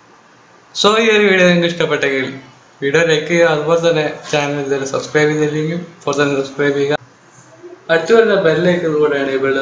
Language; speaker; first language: Malayalam; native; Malayalam